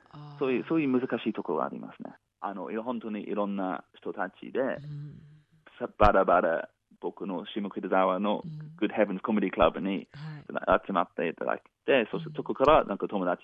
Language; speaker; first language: Japanese; non-native, fluent; English